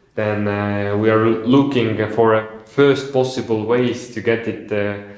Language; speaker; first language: English; non-native, fluent; Estonian